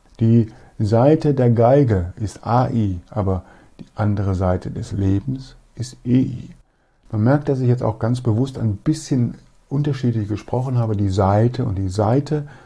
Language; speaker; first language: German; native; German